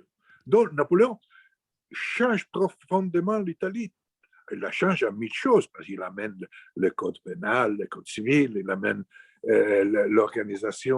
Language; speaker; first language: French; non-native, fluent; Italian